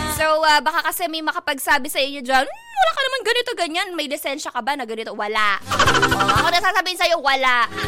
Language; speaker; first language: Filipino; non-native, local second language; Bikol